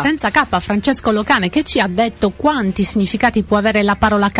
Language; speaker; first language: Italian; native; Italian